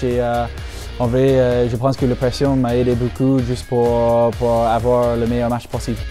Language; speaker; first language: French; non-native, fluent; English